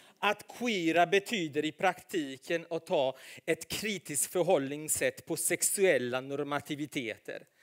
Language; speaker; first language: Swedish; non-native, fluent; Italian